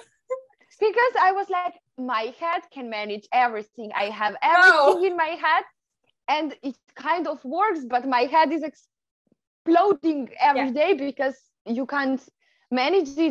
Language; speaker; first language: English; non-native, fluent; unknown